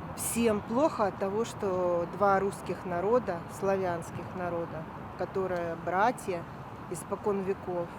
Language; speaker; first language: Russian; native; Russian